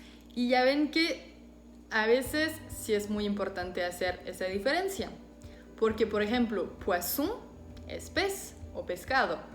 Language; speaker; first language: Spanish; non-native, fluent; French